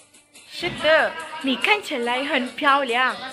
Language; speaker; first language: Chinese; non-native, learner; Malay